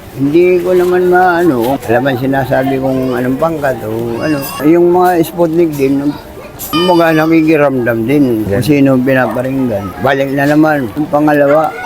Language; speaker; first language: Filipino; non-native, local second language; Waray